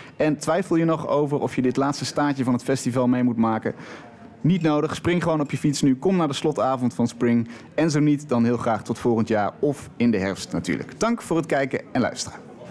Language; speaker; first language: Dutch; native; Dutch